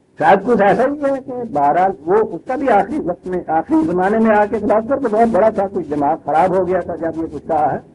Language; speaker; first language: Urdu; non-native, local second language; Punjabi